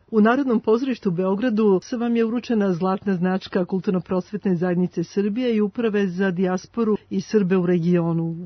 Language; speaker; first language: Serbian; native; Serbian